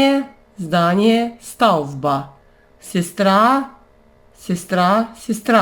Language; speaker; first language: Slovenian; non-native, fluent; Russian